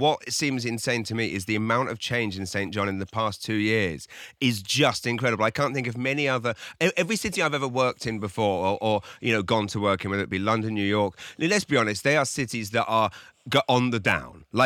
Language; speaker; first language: English; native; English